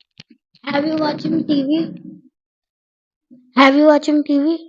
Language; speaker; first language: English; non-native, learner; Hindi